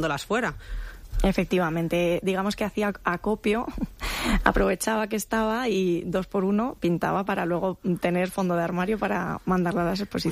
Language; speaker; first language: Spanish; native; Spanish